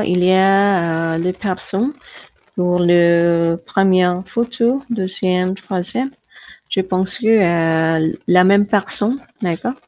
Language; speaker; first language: French; non-native, fluent; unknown